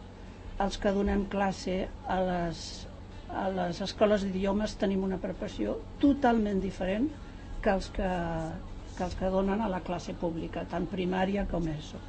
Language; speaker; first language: Catalan; native; Catalan